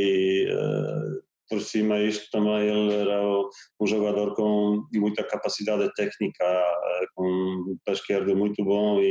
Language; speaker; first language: Portuguese; non-native, fluent; Polish